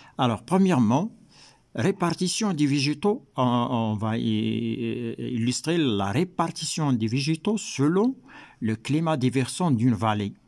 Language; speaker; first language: French; non-native, local second language; Arabic